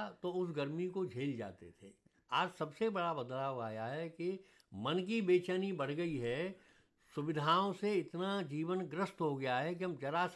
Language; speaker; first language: Hindi; native; Hindi